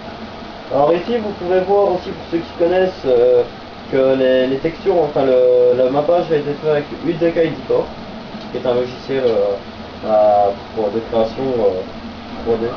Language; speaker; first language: French; native; French